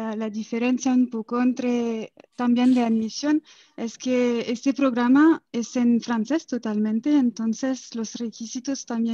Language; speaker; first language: Spanish; non-native, fluent; French